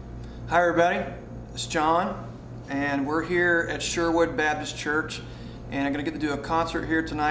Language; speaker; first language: English; native; English